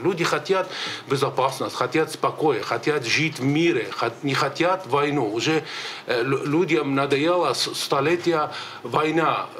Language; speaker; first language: Russian; native; Russian